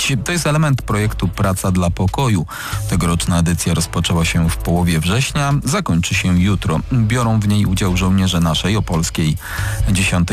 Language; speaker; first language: Polish; native; Polish